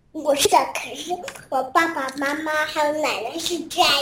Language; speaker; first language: Chinese; early bilingual, heritage; Chinese